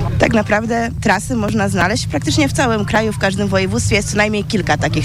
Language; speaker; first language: Polish; native; Polish